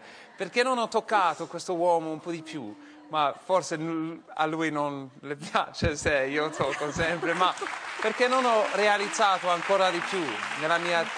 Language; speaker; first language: Italian; non-native, fluent; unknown